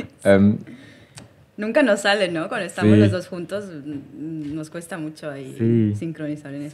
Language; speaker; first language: Spanish; early bilingual, heritage; Spanish